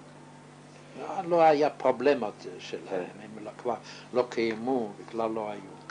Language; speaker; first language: Hebrew; non-native, fluent; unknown